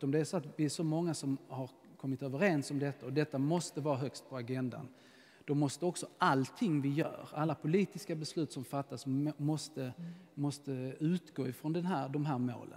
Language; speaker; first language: Swedish; native; Swedish